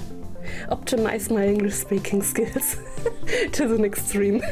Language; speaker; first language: English; non-native, learner; German